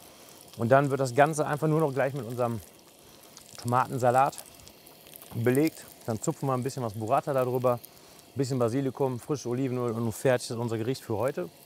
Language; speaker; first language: German; native; German